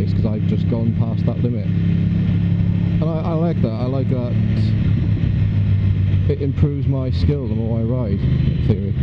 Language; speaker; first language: English; native; English